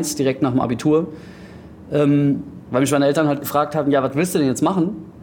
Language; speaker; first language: German; early bilingual, other home language; Greek